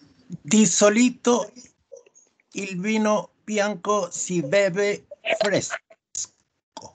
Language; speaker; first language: Italian; non-native, learner; Spanish